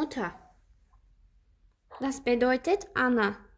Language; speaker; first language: German; non-native, learner; Azerbaijani